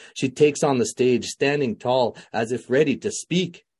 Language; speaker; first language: English; non-native, local second language; French